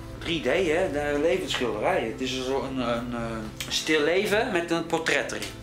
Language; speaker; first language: Dutch; early bilingual, other home language; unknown